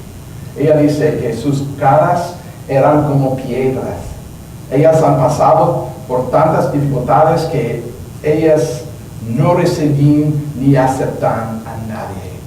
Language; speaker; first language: Spanish; non-native, learner; English